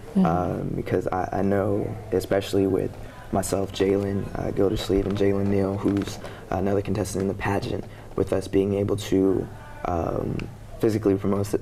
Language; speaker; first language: English; native; English